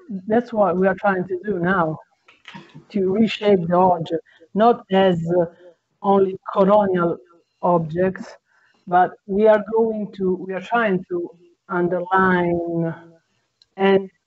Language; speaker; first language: English; non-native, fluent; Italian